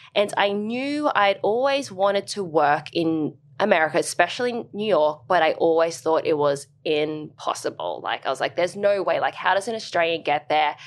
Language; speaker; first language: English; native; English